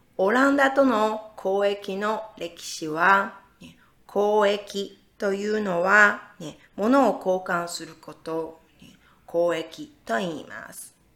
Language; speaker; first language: Japanese; native; Japanese